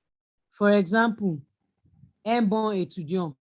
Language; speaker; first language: French; non-native, fluent; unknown